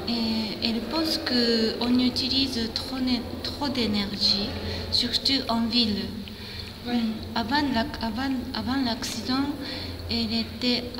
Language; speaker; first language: French; non-native, fluent; Japanese